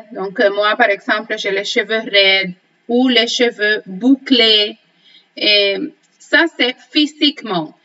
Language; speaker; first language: French; non-native, fluent; Spanish